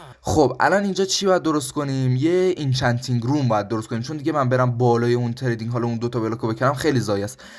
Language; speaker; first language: Persian; early bilingual, heritage; Persian